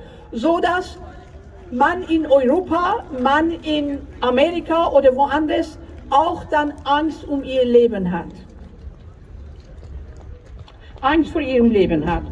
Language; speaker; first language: German; non-native, fluent; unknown